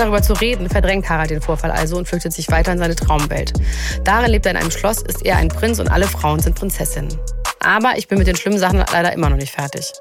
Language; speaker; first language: German; native; German